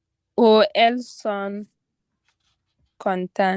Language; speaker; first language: French; non-native, learner; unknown